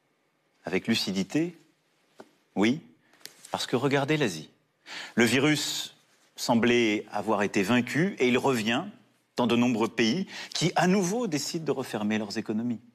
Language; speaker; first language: French; native; French